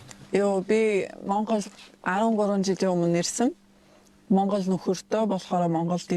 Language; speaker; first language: Mongolian; non-native, fluent; Polish